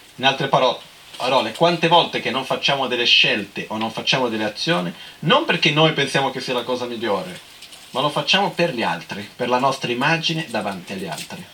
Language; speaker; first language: Italian; non-native, fluent; Portuguese